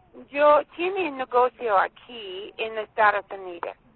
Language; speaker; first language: Spanish; non-native, learner; English